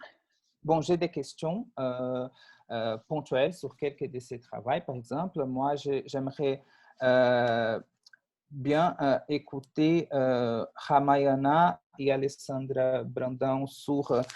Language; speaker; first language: French; non-native, fluent; Portuguese